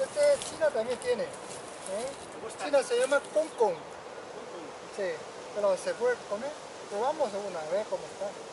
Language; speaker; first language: Spanish; non-native, learner; Chinese